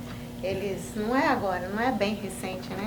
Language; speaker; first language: Portuguese; native; Portuguese